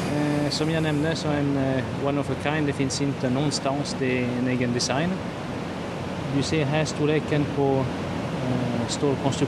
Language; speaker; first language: Swedish; non-native, fluent; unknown